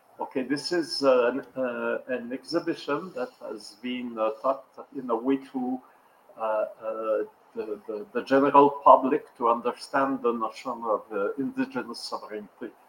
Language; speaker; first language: English; non-native, local second language; French